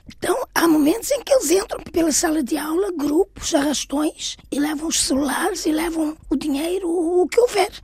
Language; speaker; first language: Portuguese; native; Portuguese